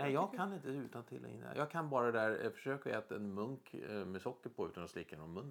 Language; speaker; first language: Swedish; native; Swedish